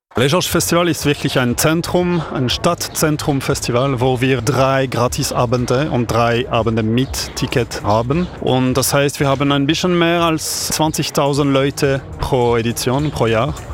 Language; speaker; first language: German; non-native, local second language; French